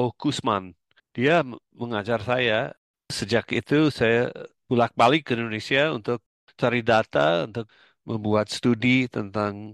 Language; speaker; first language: Indonesian; non-native, fluent; English